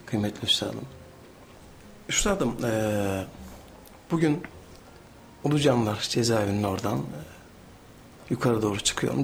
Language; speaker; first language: Turkish; native; Turkish